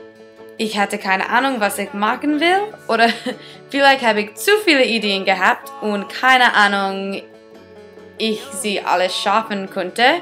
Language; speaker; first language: German; non-native, learner; English